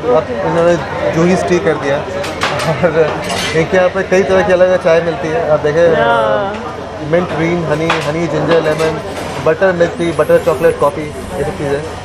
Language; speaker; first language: Hindi; native; Hindi